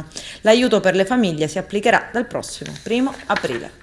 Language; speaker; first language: Italian; native; Italian